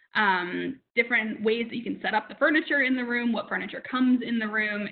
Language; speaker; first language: English; native; English